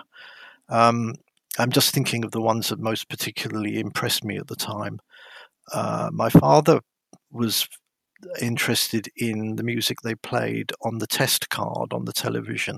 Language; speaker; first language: English; native; English